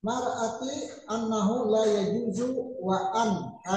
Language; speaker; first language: Arabic; non-native, learner; Indonesian